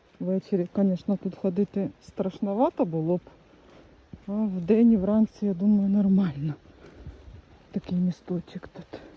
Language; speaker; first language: Ukrainian; native; Ukrainian